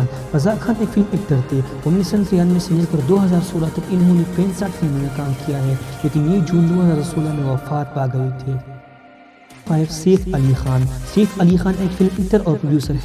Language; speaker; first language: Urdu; non-native, local second language; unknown